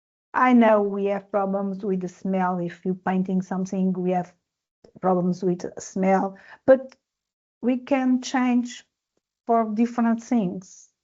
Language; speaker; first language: English; non-native, learner; Portuguese